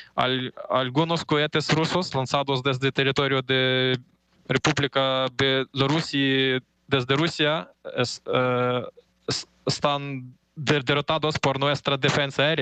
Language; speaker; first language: Spanish; non-native, fluent; Ukrainian